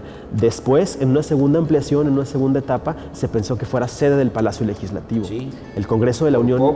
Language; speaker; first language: Spanish; native; Spanish